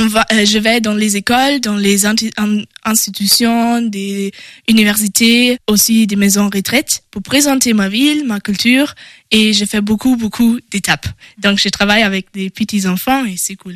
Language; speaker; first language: French; non-native, learner; German